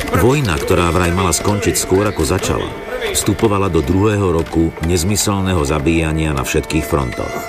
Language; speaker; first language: Slovak; native; Slovak